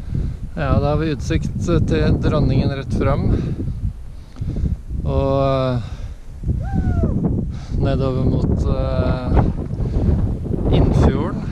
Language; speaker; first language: Norwegian; native; Norwegian